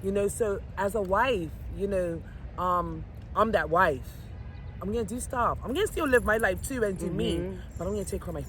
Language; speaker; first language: English; native; English